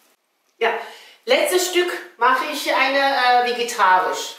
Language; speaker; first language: German; non-native, fluent; Chinese